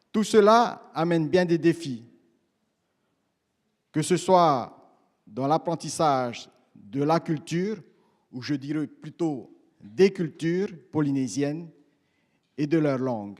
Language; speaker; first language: French; native; French